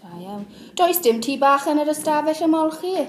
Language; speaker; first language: Welsh; non-native, fluent; English